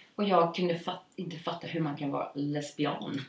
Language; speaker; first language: Swedish; native; Swedish